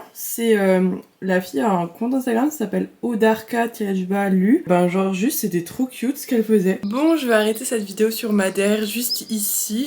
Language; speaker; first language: French; native; French